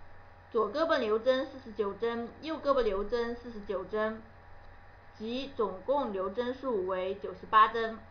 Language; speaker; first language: Chinese; native; Chinese